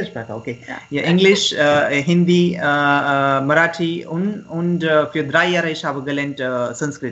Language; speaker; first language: German; non-native, learner; Marathi